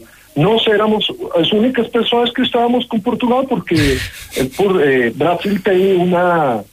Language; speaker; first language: Portuguese; non-native, learner; Spanish